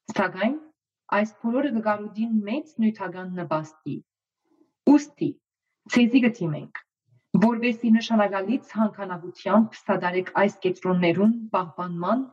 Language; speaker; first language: Armenian; early bilingual, heritage; Armenian